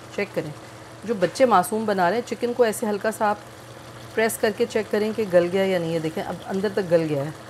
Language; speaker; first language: Urdu; native; Urdu